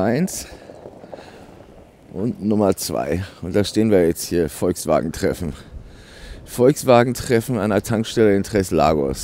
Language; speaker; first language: German; native; German